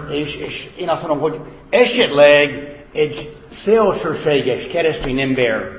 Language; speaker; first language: Hungarian; non-native, fluent; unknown